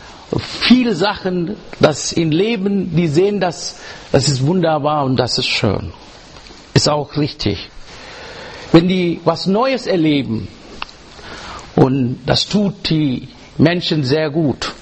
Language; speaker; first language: German; non-native, learner; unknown